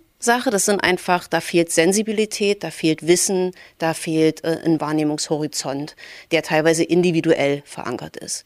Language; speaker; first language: German; native; German